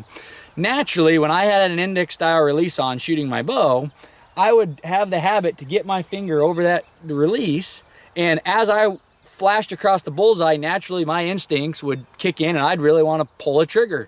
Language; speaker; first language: English; native; English